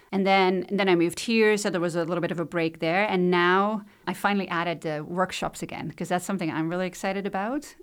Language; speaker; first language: English; non-native, fluent; Dutch